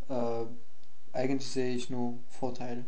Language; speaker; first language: German; non-native, fluent; Polish